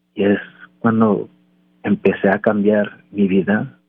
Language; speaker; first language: Spanish; early bilingual, heritage; Spanish